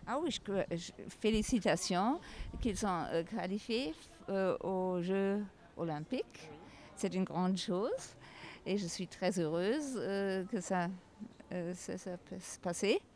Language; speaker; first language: French; non-native, learner; German